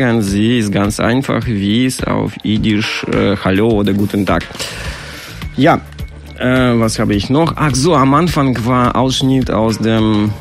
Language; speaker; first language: German; non-native, fluent; Russian